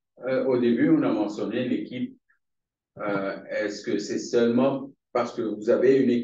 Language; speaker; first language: French; non-native, fluent; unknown